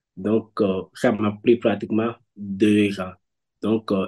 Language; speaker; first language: French; non-native, local second language; Fon